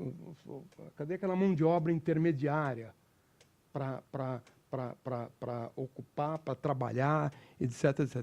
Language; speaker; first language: Portuguese; native; Portuguese